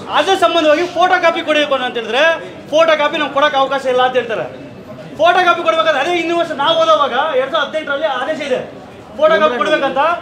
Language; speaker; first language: Kannada; native; Kannada